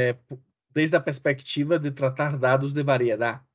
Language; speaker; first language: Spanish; non-native, fluent; Portuguese